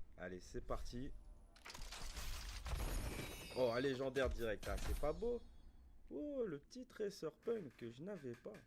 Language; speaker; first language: French; native; French